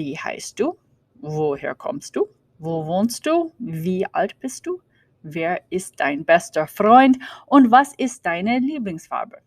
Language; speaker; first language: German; non-native, fluent; English